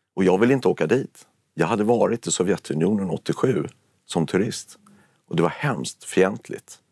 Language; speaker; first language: Swedish; native; Swedish